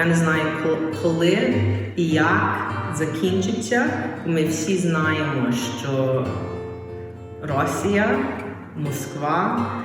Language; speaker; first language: Ukrainian; early bilingual, heritage; Ukrainian